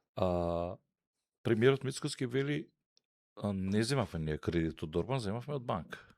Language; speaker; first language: Macedonian; native; Macedonian